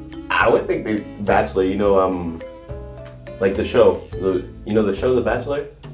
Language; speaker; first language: English; native; English